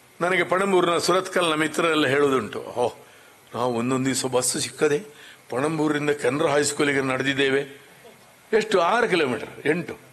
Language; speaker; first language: Kannada; non-native, local second language; Marathi